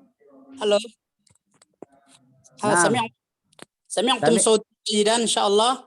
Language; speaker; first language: Arabic; non-native, fluent; Indonesian